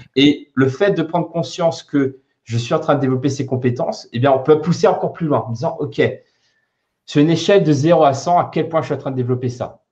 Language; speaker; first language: French; native; French